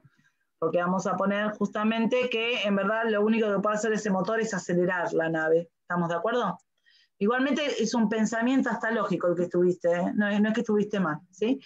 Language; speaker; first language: Spanish; native; Spanish